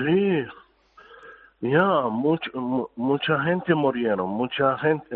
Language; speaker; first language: Spanish; non-native, fluent; Arabic